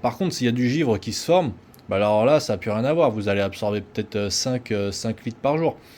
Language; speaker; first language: French; native; French